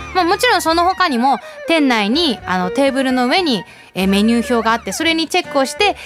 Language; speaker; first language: Japanese; early bilingual, heritage; Japanese